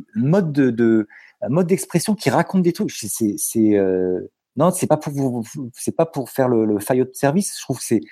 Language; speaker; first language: French; native; French